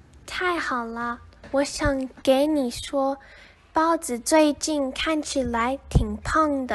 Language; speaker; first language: Chinese; non-native, learner; English